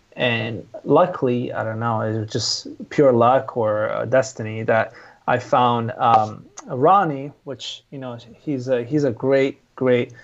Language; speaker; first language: English; non-native, fluent; Italian